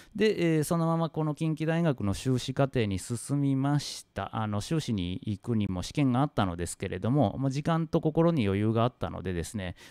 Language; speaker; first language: Japanese; native; Japanese